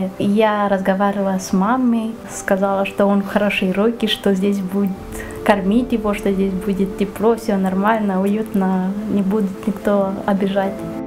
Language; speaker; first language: Russian; non-native, local second language; Romanian